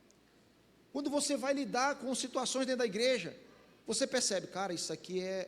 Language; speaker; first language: Portuguese; native; Portuguese